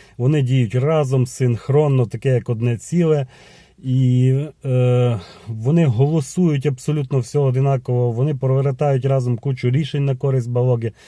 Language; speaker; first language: Ukrainian; native; Ukrainian